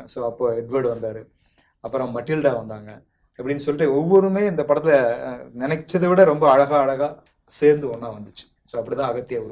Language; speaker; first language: Tamil; native; Tamil